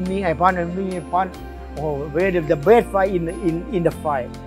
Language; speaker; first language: English; non-native, learner; Thai